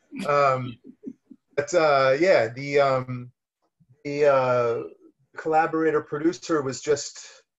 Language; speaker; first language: English; native; English